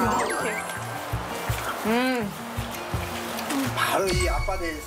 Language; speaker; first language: Korean; native; Korean